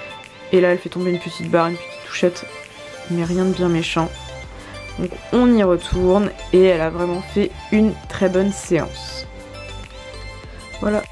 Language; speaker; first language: French; native; French